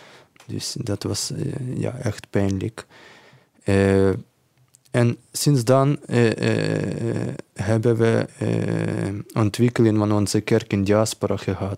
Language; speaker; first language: Dutch; non-native, learner; Ukrainian